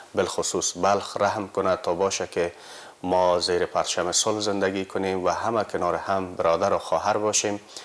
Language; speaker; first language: Persian; native; Persian